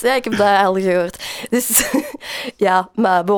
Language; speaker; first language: Dutch; non-native, learner; French